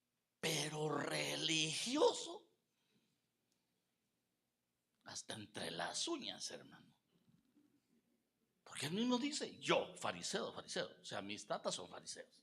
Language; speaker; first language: Spanish; native; Spanish